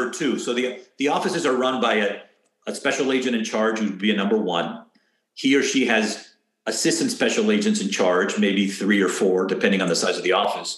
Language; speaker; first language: English; early bilingual, other home language; Spanish